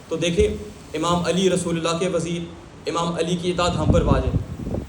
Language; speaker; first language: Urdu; early bilingual, heritage; Urdu